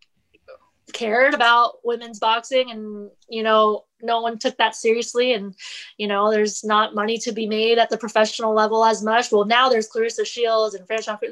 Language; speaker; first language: English; native; English